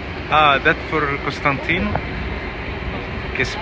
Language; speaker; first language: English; non-native, learner; Arabic